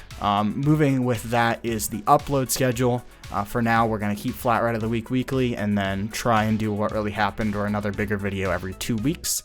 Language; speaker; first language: English; native; English